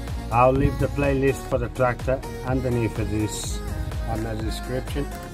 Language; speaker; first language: English; non-native, fluent; Portuguese